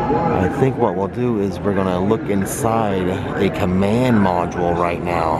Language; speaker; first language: English; native; English